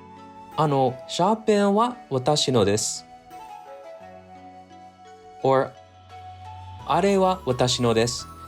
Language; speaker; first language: Japanese; non-native, learner; English